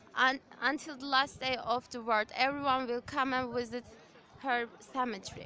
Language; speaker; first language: English; non-native, fluent; Turkish